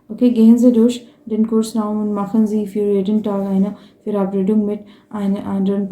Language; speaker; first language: German; non-native, fluent; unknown